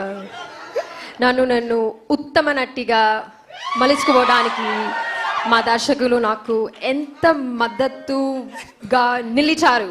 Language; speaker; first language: Telugu; non-native, learner; Malayalam